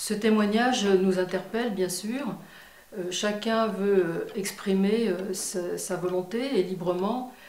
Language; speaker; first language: French; native; French